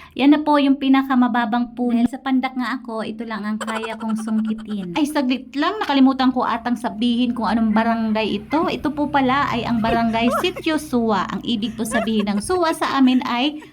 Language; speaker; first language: Filipino; non-native, local second language; Bikol